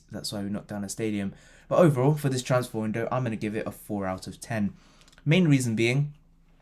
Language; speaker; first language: English; native; English